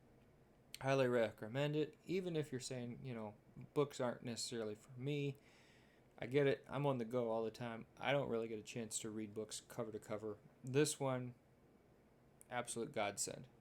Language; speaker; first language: English; native; English